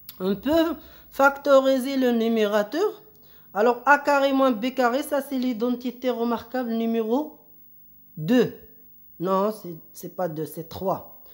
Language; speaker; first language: French; non-native, local second language; Arabic